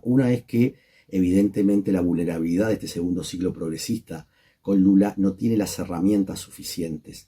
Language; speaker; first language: Spanish; native; Spanish